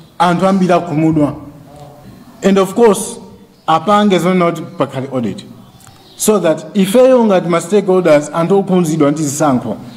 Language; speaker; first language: Nyanja; non-native, local second language; Tumbuka